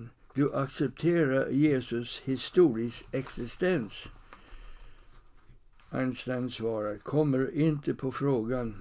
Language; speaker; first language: Swedish; non-native, fluent; English